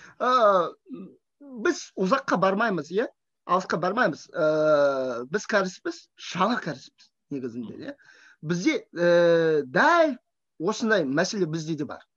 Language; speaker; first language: Kazakh; non-native, fluent; Russian